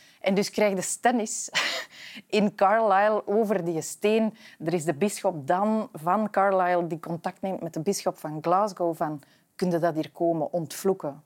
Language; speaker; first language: Dutch; native; Dutch